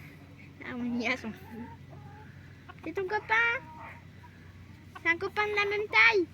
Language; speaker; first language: French; native; French